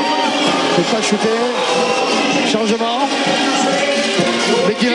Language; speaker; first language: French; native; French